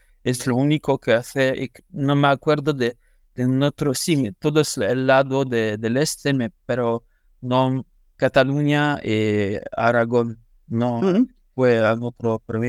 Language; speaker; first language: Spanish; non-native, learner; French